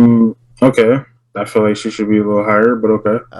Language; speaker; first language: English; native; English